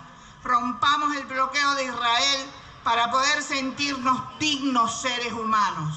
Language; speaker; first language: Spanish; native; Spanish